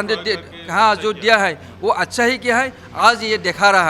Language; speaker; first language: Hindi; non-native, local second language; Assamese